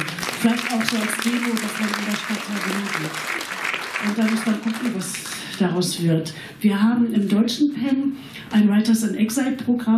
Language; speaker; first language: German; native; German